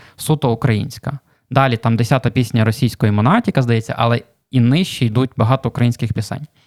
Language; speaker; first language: Ukrainian; native; Ukrainian